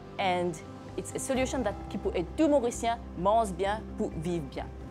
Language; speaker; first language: English; non-native, local second language; Morisyen